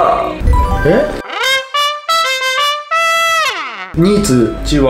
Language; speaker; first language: Chinese; non-native, learner; Japanese